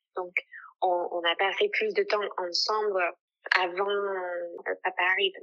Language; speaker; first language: French; non-native, fluent; English